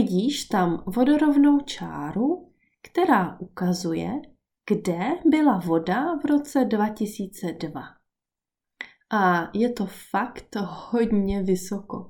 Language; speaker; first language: Czech; native; Czech